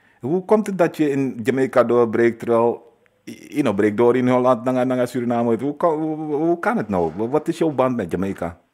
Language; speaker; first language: Dutch; native; Dutch